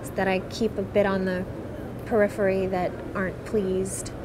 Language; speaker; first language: English; native; English